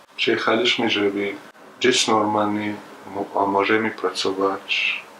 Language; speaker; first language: Polish; non-native, learner; Arabic